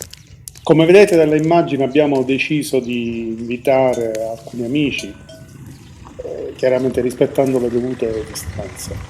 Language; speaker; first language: Italian; native; Italian